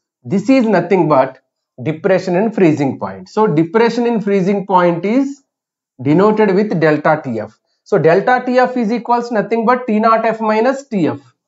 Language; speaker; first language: English; non-native, local second language; Telugu